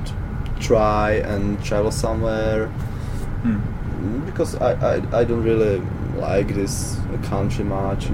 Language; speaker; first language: English; non-native, fluent; Czech